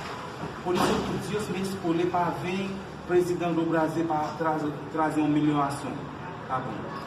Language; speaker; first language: Portuguese; non-native, learner; Haitian Creole